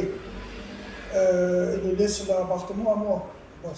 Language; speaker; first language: French; non-native, learner; Arabic